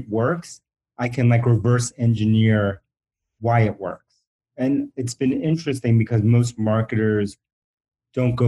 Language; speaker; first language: English; early bilingual, other home language; Spanish